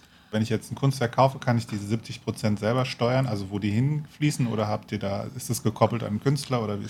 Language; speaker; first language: German; native; German